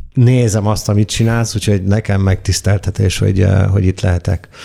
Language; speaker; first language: Hungarian; non-native, fluent; Italian